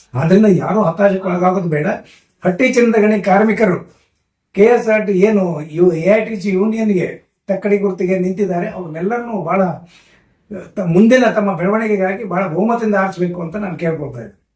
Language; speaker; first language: Kannada; native; Kannada